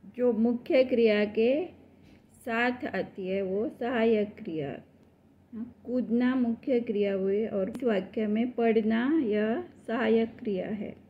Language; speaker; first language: Hindi; non-native, local second language; Marathi